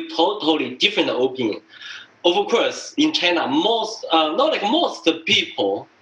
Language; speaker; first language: English; non-native, learner; Chinese